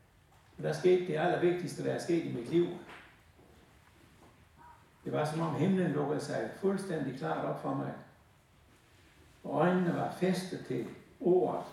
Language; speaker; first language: Danish; native; Danish